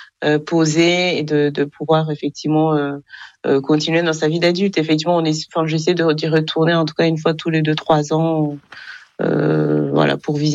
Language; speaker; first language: French; non-native, local second language; Kinyarwanda